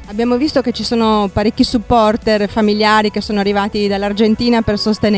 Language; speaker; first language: Italian; native; Italian